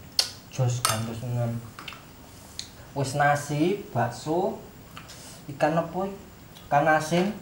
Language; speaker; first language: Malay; non-native, local second language; Javanese